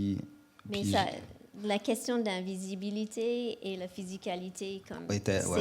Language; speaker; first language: French; non-native, local second language; English